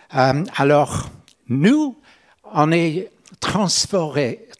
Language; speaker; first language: French; non-native, fluent; English